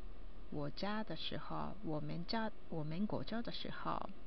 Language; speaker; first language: Chinese; non-native, learner; Japanese